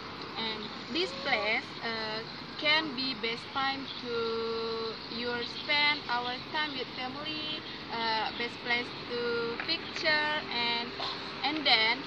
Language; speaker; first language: English; non-native, learner; Indonesian